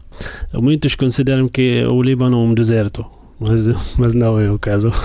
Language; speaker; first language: Portuguese; non-native, fluent; Arabic